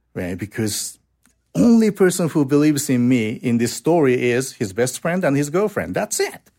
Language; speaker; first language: English; non-native, fluent; Japanese